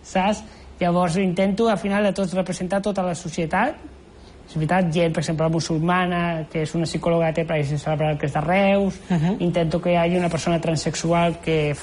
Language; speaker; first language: Catalan; native; Catalan